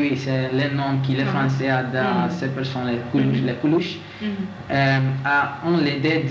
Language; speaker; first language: French; non-native, learner; Italian